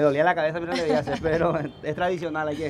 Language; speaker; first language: Spanish; native; Spanish